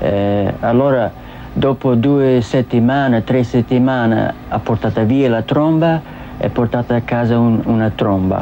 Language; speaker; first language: Italian; non-native, learner; English